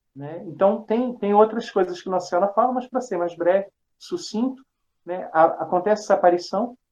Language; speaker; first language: Portuguese; native; Portuguese